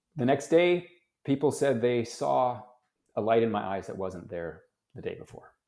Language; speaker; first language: English; native; English